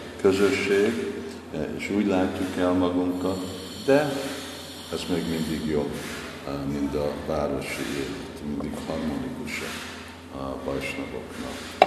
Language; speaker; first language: Hungarian; non-native, fluent; English